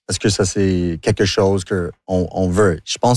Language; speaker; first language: French; non-native, local second language; English